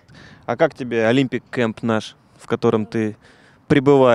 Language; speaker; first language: Russian; native; Russian